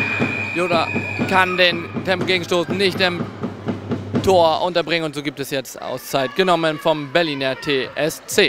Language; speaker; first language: German; native; German